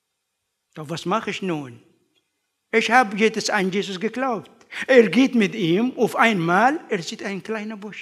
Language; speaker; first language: German; non-native, learner; Arabic